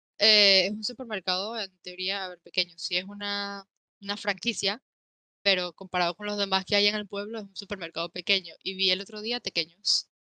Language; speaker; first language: Spanish; native; Spanish